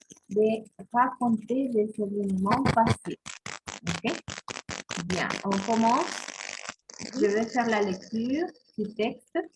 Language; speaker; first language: French; non-native, fluent; Spanish